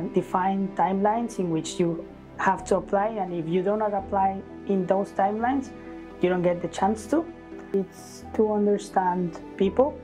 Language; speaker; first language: English; non-native, fluent; Spanish